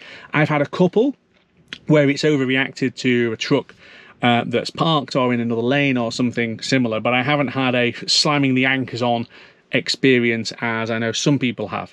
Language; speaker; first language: English; native; English